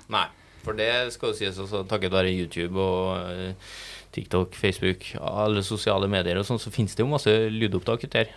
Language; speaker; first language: Norwegian; native; Norwegian